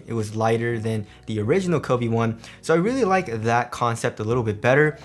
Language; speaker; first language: English; native; English